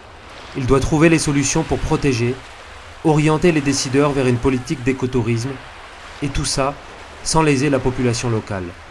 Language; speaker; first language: French; native; French